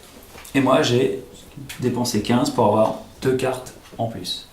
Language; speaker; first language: French; native; French